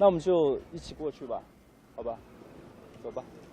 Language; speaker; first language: Chinese; native; Chinese